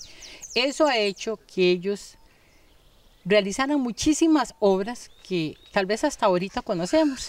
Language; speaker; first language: Spanish; native; Spanish